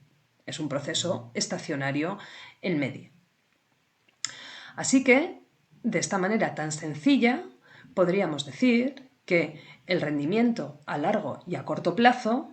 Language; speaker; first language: Spanish; native; Spanish